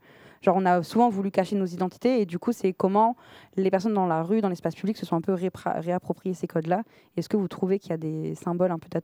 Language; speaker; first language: French; native; French